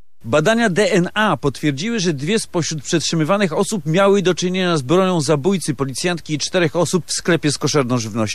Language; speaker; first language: Polish; native; Polish